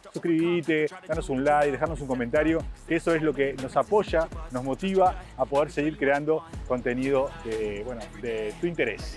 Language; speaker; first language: Spanish; native; Spanish